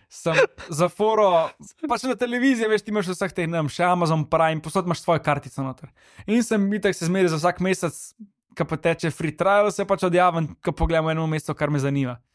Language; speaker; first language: Slovenian; non-native, local second language; Serbian